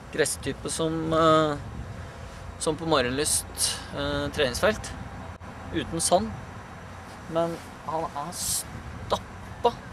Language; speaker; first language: Norwegian; native; Norwegian